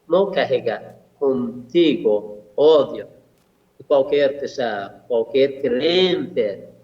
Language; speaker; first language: Portuguese; non-native, learner; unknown